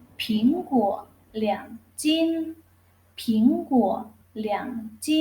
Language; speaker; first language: Chinese; non-native, fluent; Thai